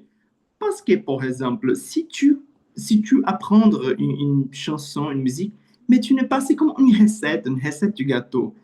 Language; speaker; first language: French; non-native, learner; Portuguese